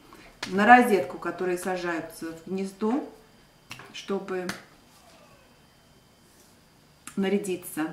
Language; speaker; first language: Russian; non-native, local second language; Latvian